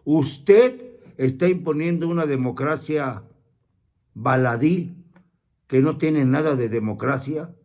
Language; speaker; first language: Spanish; native; Spanish